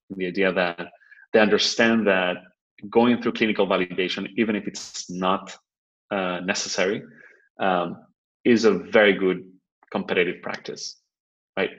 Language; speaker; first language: English; non-native, fluent; Spanish